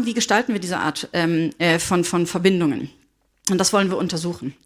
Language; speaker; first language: German; native; German